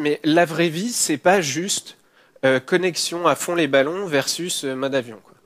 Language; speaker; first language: French; native; French